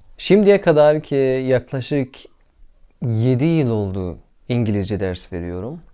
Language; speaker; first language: Turkish; non-native, learner; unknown